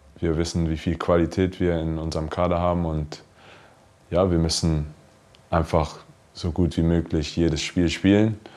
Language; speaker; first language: German; early bilingual, heritage; English